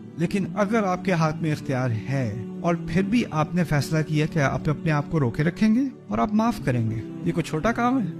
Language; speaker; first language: Urdu; early bilingual, heritage; Urdu